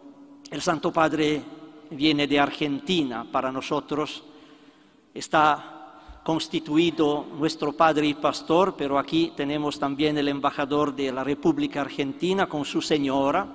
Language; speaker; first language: Spanish; non-native, fluent; Italian